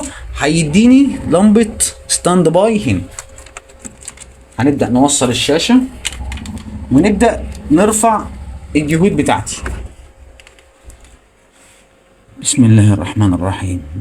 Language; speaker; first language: Arabic; native; Arabic